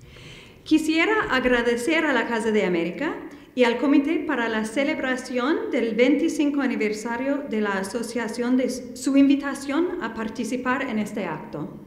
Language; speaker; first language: Spanish; non-native, fluent; English